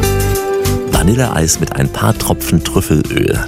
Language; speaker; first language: German; native; German